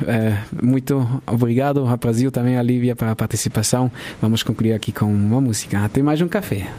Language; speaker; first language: Portuguese; non-native, fluent; German